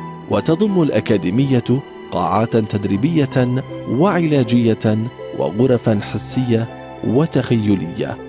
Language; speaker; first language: Arabic; native; Arabic